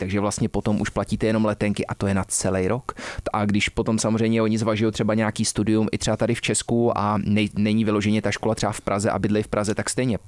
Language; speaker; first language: Czech; early bilingual, heritage; Czech